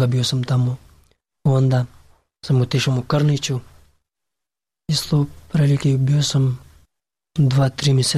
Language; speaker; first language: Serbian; non-native, learner; Pashto